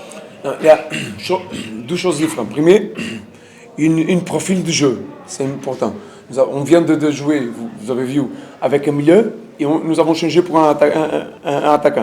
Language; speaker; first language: French; non-native, learner; Portuguese